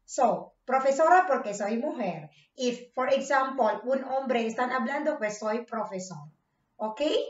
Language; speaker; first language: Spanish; non-native, fluent; Filipino